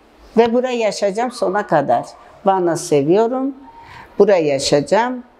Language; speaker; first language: Turkish; non-native, learner; Armenian